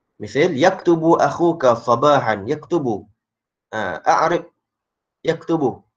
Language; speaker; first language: Arabic; non-native, fluent; Malay